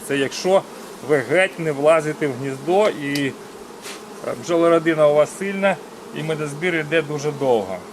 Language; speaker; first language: Ukrainian; non-native, local second language; Russian